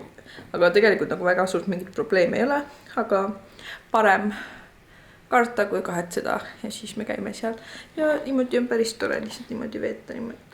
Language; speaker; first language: Estonian; native; Estonian